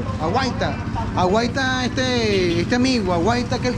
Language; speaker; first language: Spanish; native; Spanish